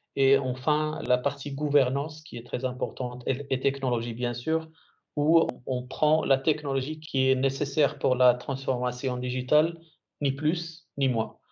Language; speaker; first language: French; non-native, local second language; Arabic